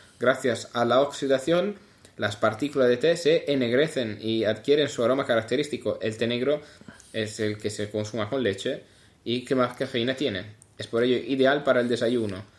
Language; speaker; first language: Spanish; non-native, fluent; Italian